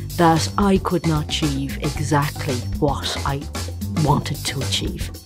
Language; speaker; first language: English; native; English